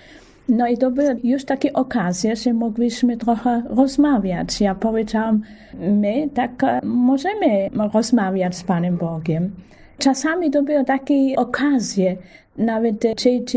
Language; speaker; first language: Polish; non-native, fluent; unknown